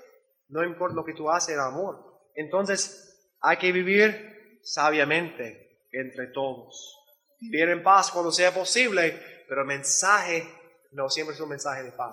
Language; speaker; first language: Spanish; non-native, learner; English